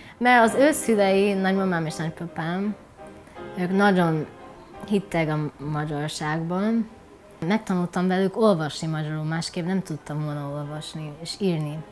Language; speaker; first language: Hungarian; early bilingual, heritage; Hungarian